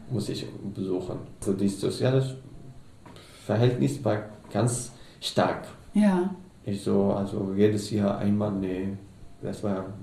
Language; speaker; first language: German; non-native, learner; Arabic